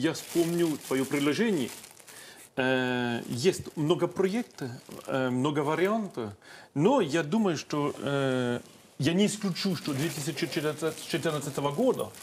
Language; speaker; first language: Russian; non-native, learner; French